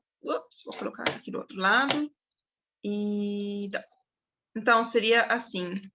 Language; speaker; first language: Portuguese; non-native, fluent; German